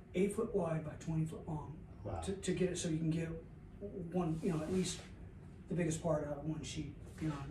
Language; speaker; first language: English; native; English